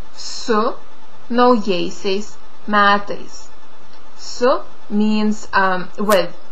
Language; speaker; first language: English; non-native, fluent; Lithuanian